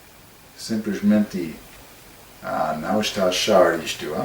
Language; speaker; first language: Portuguese; non-native, fluent; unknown